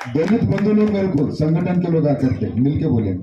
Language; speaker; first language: Hindi; non-native, local second language; Kannada